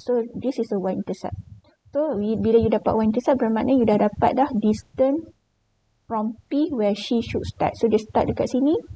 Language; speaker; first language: English; non-native, local second language; Malay